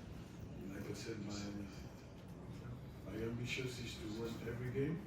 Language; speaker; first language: English; non-native, fluent; French